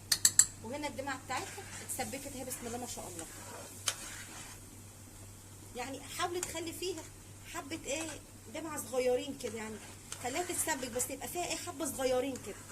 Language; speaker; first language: Arabic; native; Arabic